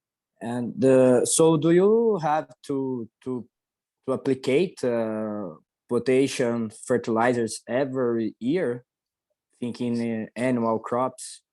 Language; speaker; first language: English; non-native, learner; Portuguese